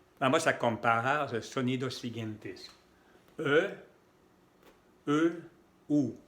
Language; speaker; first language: Spanish; non-native, fluent; French